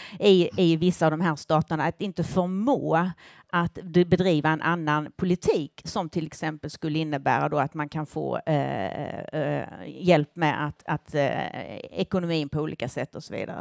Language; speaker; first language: Swedish; native; Swedish